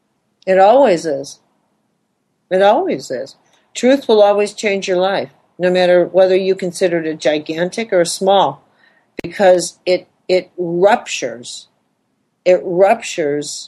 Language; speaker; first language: English; native; English